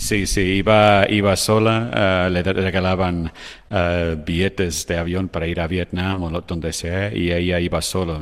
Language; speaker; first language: Spanish; non-native, fluent; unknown